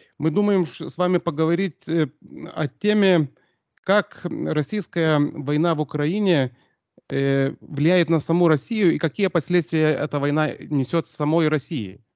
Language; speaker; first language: Russian; non-native, local second language; Lithuanian